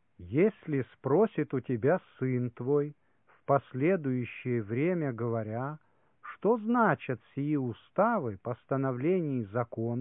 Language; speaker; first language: Russian; native; Russian